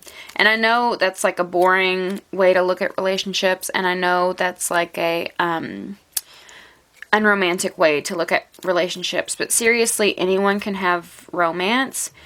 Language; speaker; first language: English; native; English